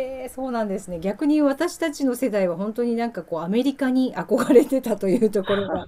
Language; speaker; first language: Japanese; native; Japanese